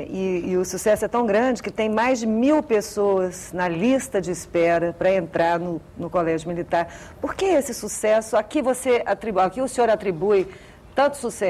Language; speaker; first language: Portuguese; native; Portuguese